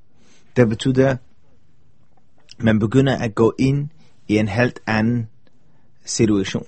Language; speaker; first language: Danish; non-native, fluent; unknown